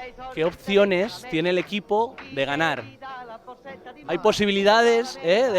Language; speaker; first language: Spanish; native; Spanish